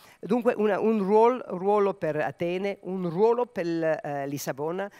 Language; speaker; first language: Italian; non-native, learner; Serbian